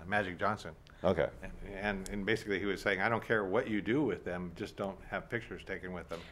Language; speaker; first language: English; native; English